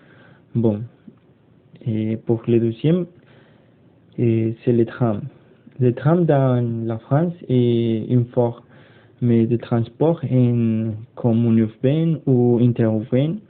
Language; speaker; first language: French; non-native, learner; Spanish